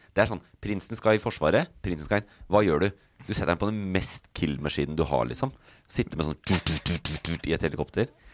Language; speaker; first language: Norwegian; native; Norwegian